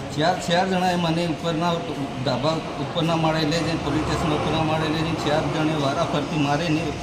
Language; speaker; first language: Gujarati; non-native, local second language; Bhili